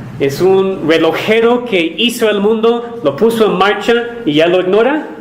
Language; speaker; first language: Spanish; non-native, fluent; English